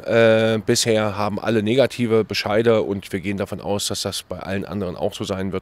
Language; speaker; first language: German; native; German